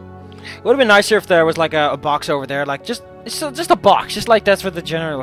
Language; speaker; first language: English; non-native, fluent; Dutch